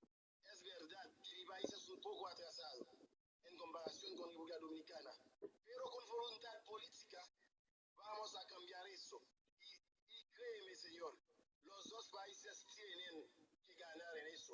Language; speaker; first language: Spanish; non-native, fluent; Haitian Creole